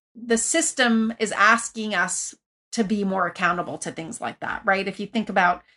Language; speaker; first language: English; early bilingual, other home language; Persian